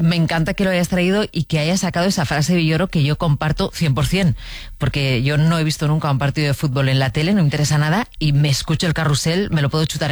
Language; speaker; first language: Spanish; native; Spanish